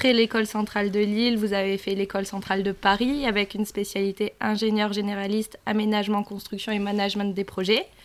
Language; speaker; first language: French; native; French